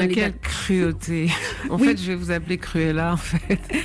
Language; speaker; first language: French; native; French